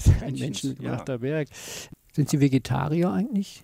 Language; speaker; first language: German; native; German